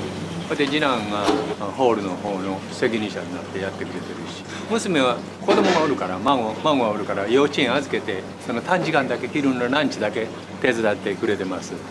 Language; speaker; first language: Japanese; native; Japanese